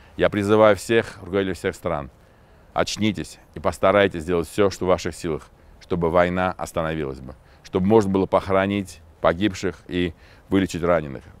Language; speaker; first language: Russian; non-native, local second language; Armenian